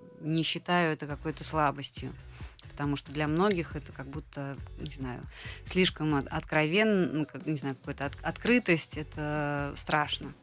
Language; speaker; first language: Russian; native; Russian